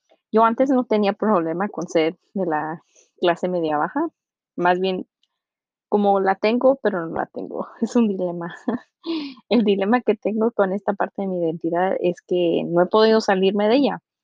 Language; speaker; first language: Spanish; early bilingual, heritage; Spanish